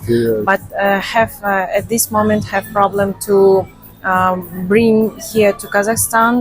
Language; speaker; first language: English; non-native, learner; Russian